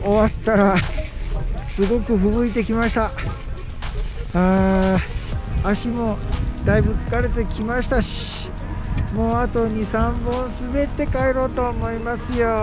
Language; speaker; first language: Japanese; native; Japanese